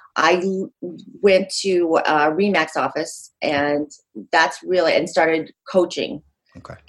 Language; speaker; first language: English; native; English